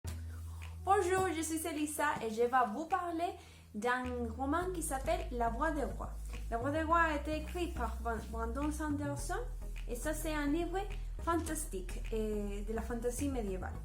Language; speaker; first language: French; non-native, learner; Spanish